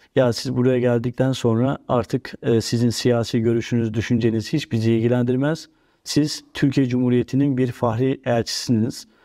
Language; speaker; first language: Turkish; native; Turkish